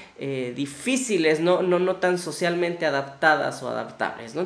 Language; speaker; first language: Spanish; native; Spanish